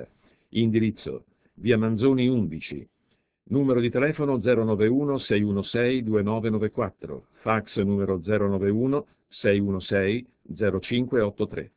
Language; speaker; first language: Italian; native; Italian